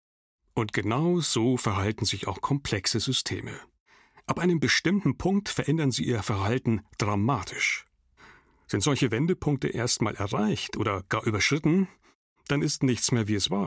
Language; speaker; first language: German; native; German